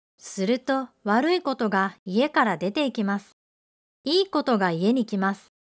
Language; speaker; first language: Japanese; native; Japanese